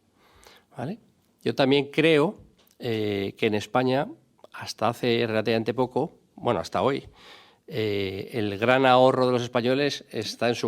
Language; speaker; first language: Spanish; native; Spanish